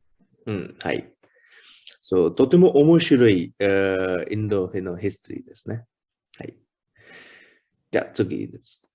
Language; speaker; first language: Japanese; non-native, learner; Hindi